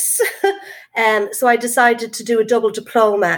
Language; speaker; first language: English; native; English